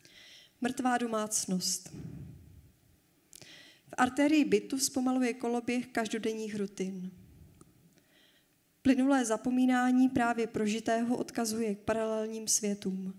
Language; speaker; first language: Czech; native; Czech